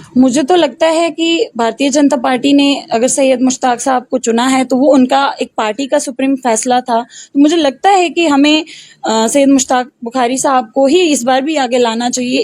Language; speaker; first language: Hindi; non-native, local second language; Pahari-Potwari